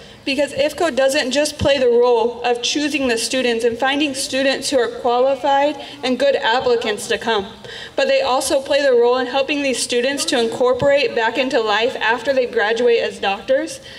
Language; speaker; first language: English; native; English